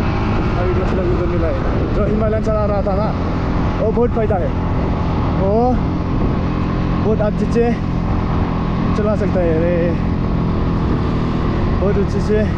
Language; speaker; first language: Hindi; non-native, local second language; Bodo